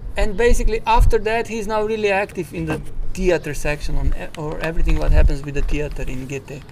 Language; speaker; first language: English; non-native, fluent; Slovenian